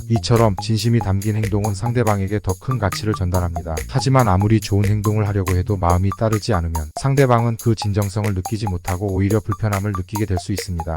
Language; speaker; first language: Korean; native; Korean